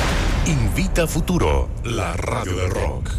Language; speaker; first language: Spanish; native; Spanish